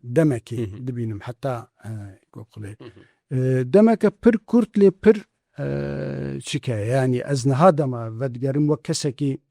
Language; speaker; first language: Kurdish; native; Kurdish